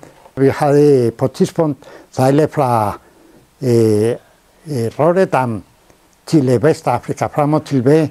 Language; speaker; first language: Danish; non-native, fluent; Spanish